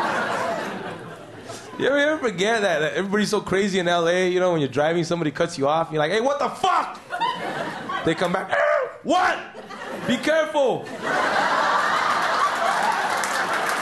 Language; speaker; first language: English; native; English